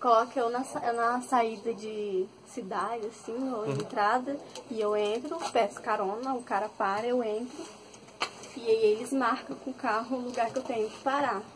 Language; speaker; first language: Portuguese; native; Portuguese